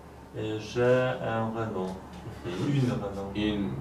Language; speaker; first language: French; non-native, learner; Polish